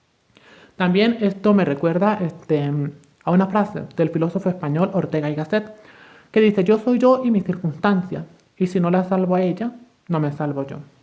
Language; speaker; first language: Spanish; native; Spanish